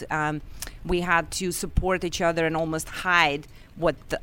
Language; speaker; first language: English; non-native, fluent; Russian